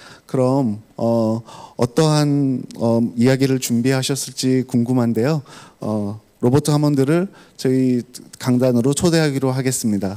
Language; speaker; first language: Korean; native; Korean